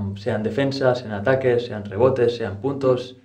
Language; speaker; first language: Spanish; native; Spanish